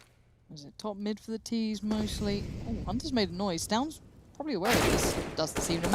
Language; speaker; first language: English; native; English